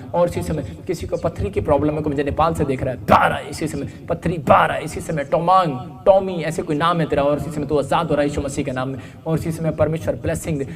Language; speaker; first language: Hindi; non-native, local second language; Punjabi